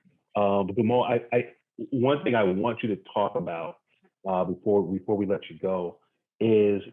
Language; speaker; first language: English; native; English